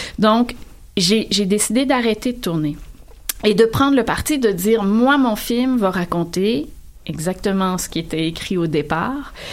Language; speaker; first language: French; native; French